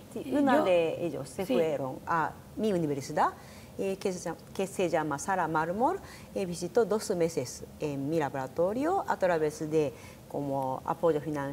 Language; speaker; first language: Spanish; non-native, learner; Japanese